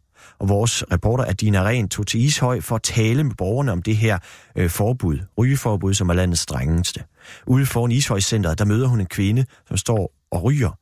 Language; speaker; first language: Danish; native; Danish